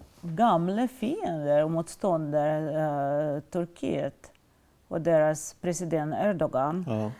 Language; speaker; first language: Swedish; non-native, fluent; Russian